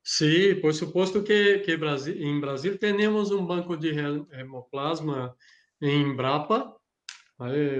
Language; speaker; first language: Spanish; non-native, learner; Portuguese